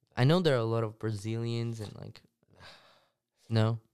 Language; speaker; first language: English; early bilingual, other home language; Russian